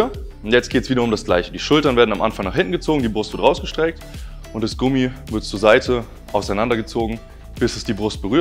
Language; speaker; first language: German; native; German